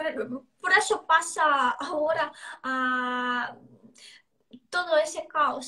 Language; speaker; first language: Spanish; non-native, fluent; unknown